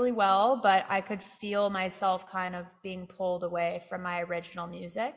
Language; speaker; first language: English; native; English